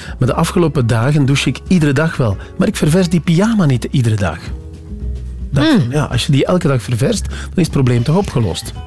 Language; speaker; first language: Dutch; native; Dutch